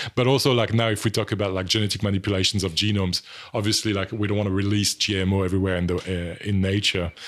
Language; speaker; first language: English; non-native, fluent; French